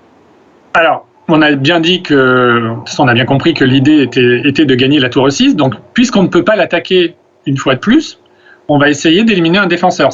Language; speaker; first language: French; native; French